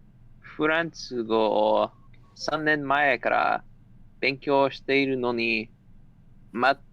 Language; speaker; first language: Japanese; non-native, learner; English